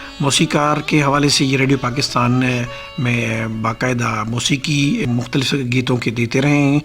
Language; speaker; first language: Urdu; non-native, local second language; Sindhi